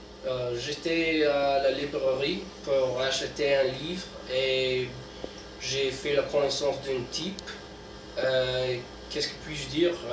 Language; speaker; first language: French; non-native, learner; English